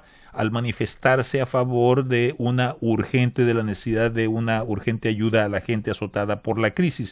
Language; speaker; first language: Spanish; native; Spanish